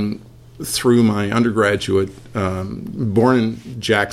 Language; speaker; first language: English; native; English